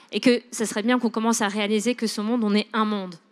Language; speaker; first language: French; non-native, local second language; English